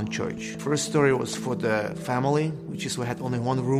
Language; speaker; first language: English; non-native, fluent; Russian